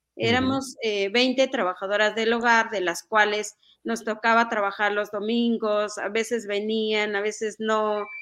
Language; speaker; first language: Spanish; non-native, local second language; Mixtepec Mixtec